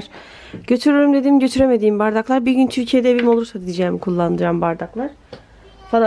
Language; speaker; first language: Turkish; native; Turkish